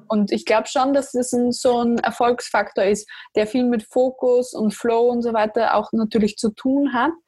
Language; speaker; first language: German; native; German